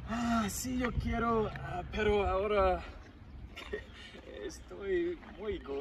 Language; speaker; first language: Spanish; non-native, learner; English